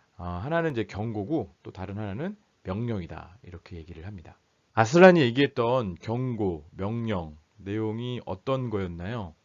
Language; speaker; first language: Korean; native; Korean